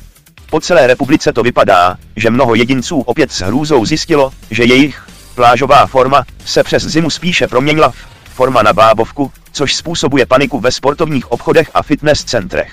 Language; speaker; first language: Czech; native; Czech